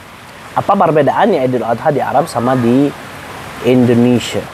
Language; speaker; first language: Indonesian; non-native, learner; Arabic